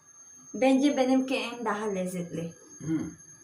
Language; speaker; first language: Turkish; non-native, learner; Filipino